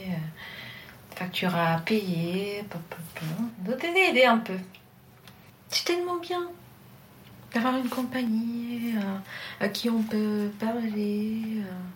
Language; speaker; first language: French; non-native, fluent; Portuguese